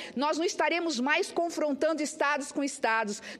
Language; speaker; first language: Portuguese; native; Portuguese